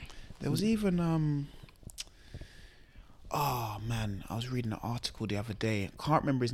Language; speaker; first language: English; native; English